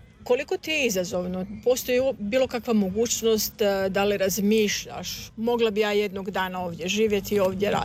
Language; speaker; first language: Serbian; native; Serbian